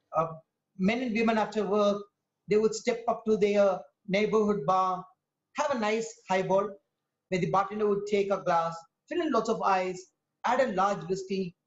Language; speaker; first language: English; non-native, local second language; Tamil